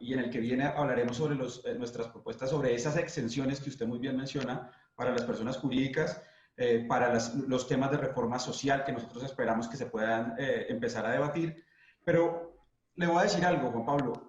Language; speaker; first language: Spanish; native; Spanish